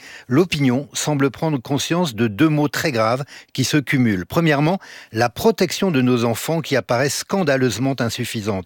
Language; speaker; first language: French; native; French